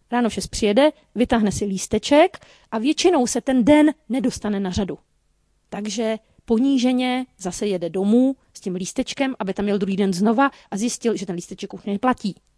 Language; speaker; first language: Czech; native; Czech